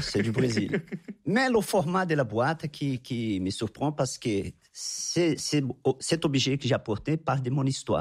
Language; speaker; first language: French; non-native, fluent; Portuguese